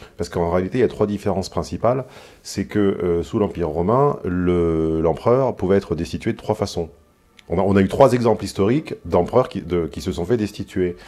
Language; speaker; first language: French; native; French